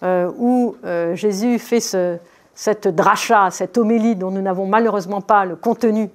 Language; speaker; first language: French; native; French